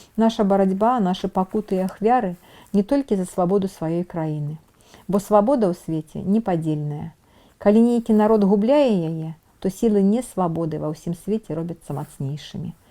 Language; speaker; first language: Belarusian; non-native, local second language; Russian